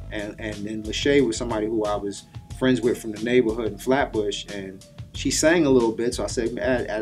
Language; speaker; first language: English; native; English